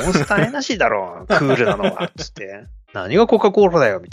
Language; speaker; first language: Japanese; native; Japanese